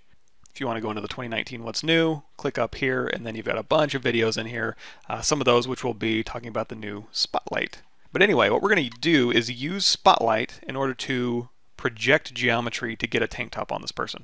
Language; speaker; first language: English; native; English